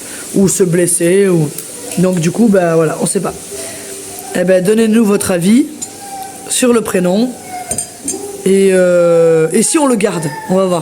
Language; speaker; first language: French; native; French